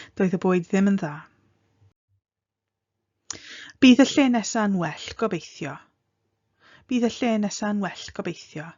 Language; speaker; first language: Welsh; non-native, fluent; English